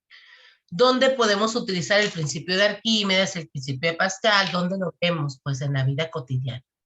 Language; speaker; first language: Spanish; native; Spanish